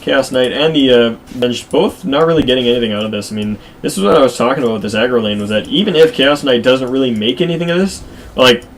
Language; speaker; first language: English; native; English